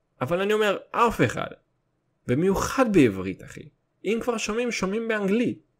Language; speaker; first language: Hebrew; early bilingual, other home language; Russian